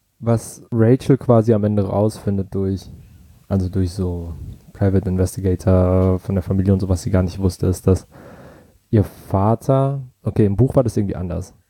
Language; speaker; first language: German; early bilingual, other home language; Vietnamese